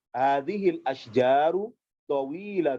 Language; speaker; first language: Arabic; non-native, fluent; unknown